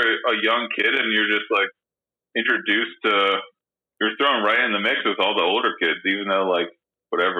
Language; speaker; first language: English; native; English